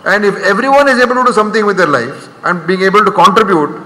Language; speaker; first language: English; non-native, local second language; Kannada